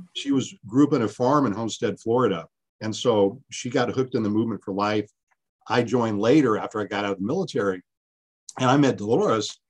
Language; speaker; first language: English; early bilingual, other home language; Spanish